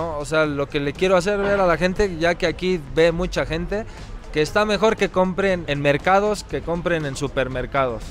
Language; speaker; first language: Spanish; native; Spanish